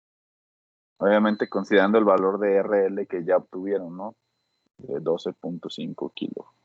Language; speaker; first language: Spanish; native; Spanish